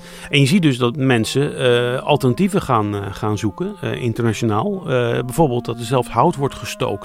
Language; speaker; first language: Dutch; native; Dutch